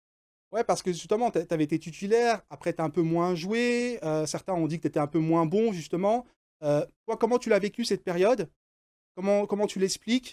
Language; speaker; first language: French; native; French